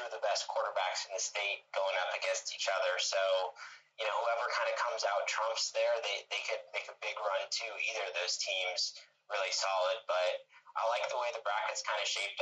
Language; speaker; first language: English; native; English